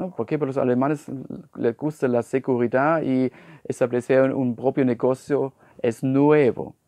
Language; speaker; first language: Spanish; non-native, fluent; German